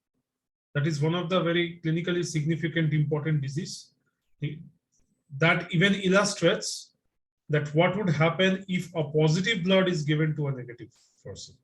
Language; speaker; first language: English; non-native, local second language; Bangla